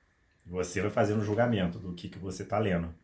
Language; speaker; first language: Portuguese; native; Portuguese